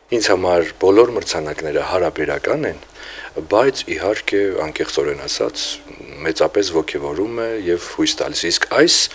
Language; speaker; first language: Armenian; native; Armenian